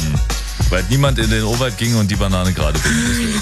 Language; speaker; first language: German; native; German